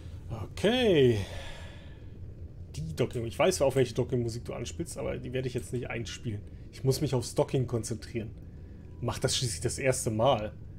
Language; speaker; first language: German; native; German